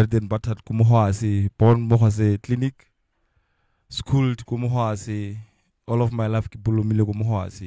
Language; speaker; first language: English; non-native, local second language; Tswana